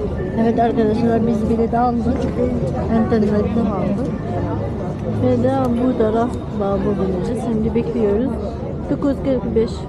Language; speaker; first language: Turkish; non-native, learner; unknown